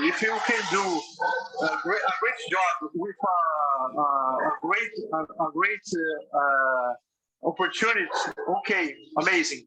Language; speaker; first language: English; non-native, fluent; Portuguese